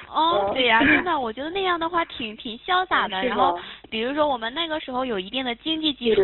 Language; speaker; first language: Chinese; native; Chinese